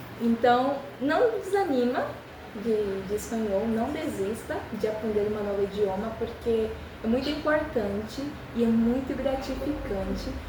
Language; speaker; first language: Portuguese; early bilingual, other home language; Spanish